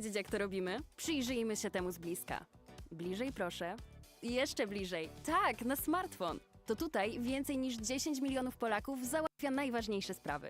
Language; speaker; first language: Polish; native; Polish